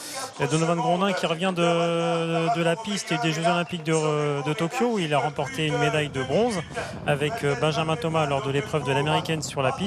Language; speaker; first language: French; native; French